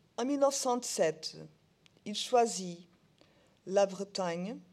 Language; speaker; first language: French; non-native, learner; Portuguese